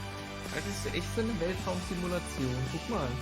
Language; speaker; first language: German; native; German